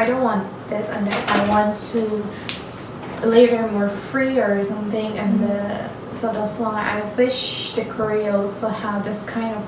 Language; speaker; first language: English; non-native, learner; Turkish